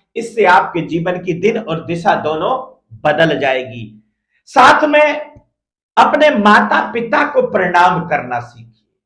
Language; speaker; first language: Hindi; native; Hindi